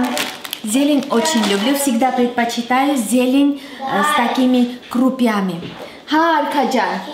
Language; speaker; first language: Russian; non-native, local second language; Armenian